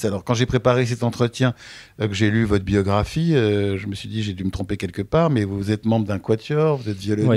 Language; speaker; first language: French; native; French